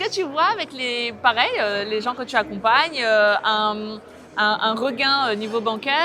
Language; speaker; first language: French; native; French